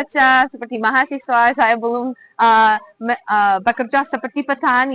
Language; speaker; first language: Indonesian; non-native, fluent; English